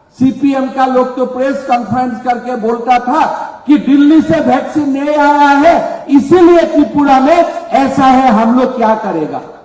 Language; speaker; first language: Hindi; non-native, local second language; Assamese